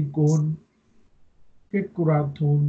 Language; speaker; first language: Arabic; non-native, learner; English